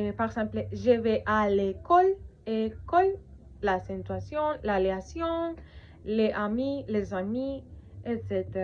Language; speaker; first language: French; non-native, learner; Spanish